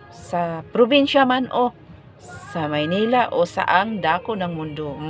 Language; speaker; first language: Filipino; non-native, local second language; Cebuano